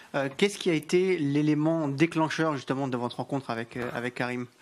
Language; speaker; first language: French; native; French